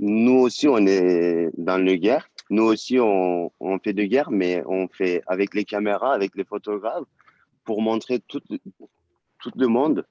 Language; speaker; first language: French; non-native, learner; Turkish